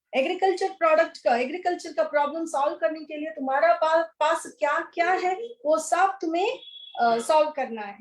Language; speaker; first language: Hindi; non-native, local second language; Kannada